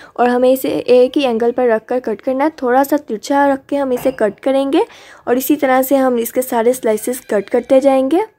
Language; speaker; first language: Urdu; native; Urdu